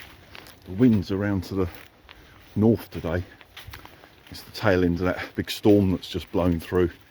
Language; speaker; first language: English; native; English